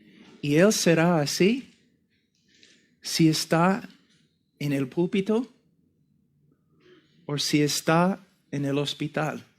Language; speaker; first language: Spanish; non-native, fluent; English